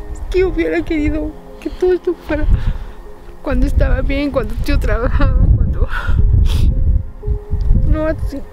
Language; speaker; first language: Spanish; native; Spanish